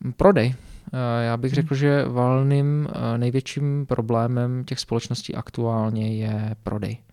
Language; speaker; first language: Czech; native; Czech